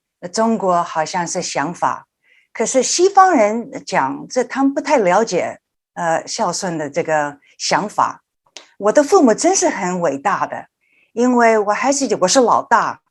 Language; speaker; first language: Chinese; early bilingual, heritage; Chinese